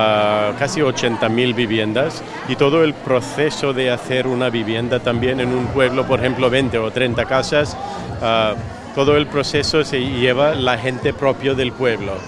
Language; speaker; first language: Spanish; early bilingual, heritage; Spanish